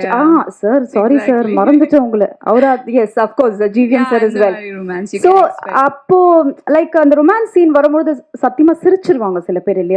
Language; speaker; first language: Tamil; native; Tamil